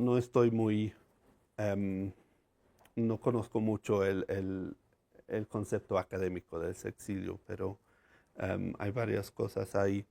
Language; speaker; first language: Spanish; non-native, fluent; English